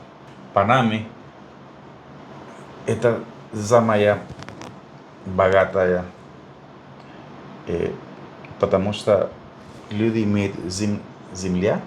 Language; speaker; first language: Russian; non-native, fluent; Spanish